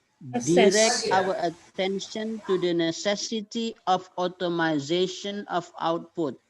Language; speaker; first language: English; non-native, fluent; Indonesian